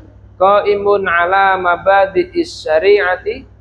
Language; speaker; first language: Arabic; non-native, fluent; Indonesian